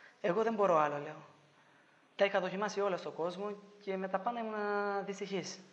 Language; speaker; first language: Greek; non-native, fluent; Albanian